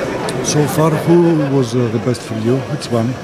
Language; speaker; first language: English; non-native, learner; Greek